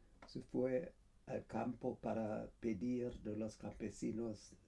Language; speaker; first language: Spanish; non-native, fluent; German